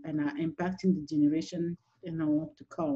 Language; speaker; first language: English; non-native, local second language; French